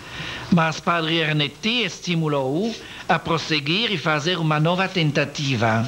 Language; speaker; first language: Portuguese; non-native, learner; French